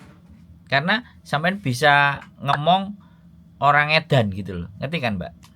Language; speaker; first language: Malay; non-native, local second language; Javanese